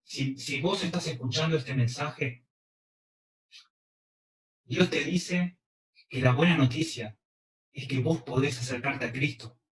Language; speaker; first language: Spanish; early bilingual, other home language; Korean